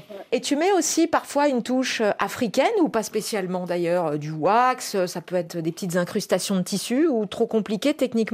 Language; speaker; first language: French; native; French